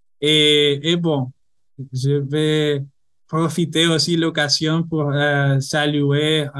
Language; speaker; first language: French; non-native, learner; Spanish